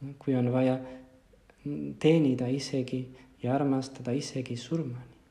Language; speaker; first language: Estonian; non-native, fluent; Spanish